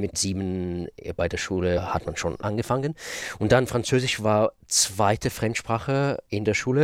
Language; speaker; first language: German; non-native, fluent; Russian